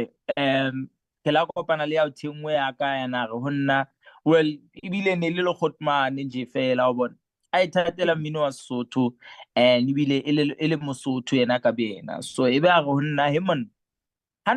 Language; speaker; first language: English; non-native, local second language; Southern Sotho